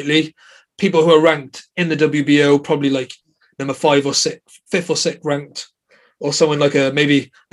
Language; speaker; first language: English; native; English